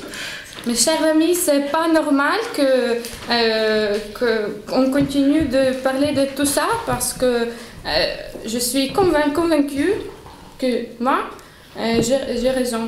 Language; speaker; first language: French; non-native, learner; Spanish